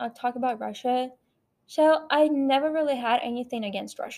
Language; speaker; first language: English; non-native, fluent; Ukrainian